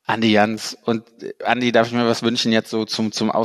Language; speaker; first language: German; native; German